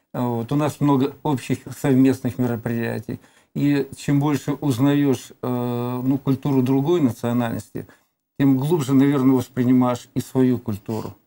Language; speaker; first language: Russian; native; Russian